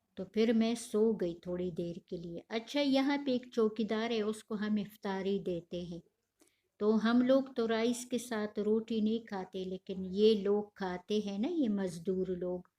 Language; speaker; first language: Urdu; non-native, local second language; Pashto